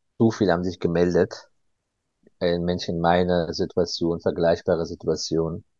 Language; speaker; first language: German; early bilingual, other home language; Persian